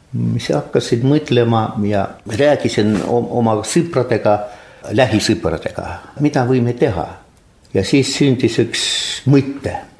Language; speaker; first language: Estonian; non-native, local second language; Russian